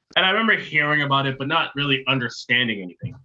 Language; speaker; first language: English; native; English